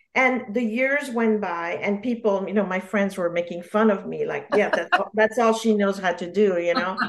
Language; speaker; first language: English; non-native, fluent; French